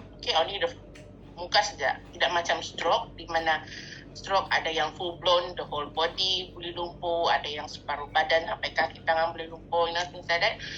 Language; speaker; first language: Malay; non-native, local second language; Chinese